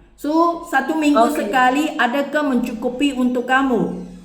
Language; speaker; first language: Indonesian; non-native, learner; Filipino